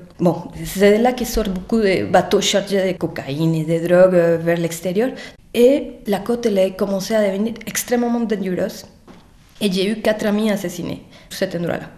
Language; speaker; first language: French; non-native, fluent; Spanish